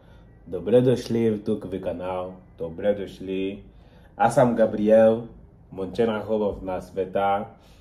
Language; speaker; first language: Bulgarian; non-native, learner; Portuguese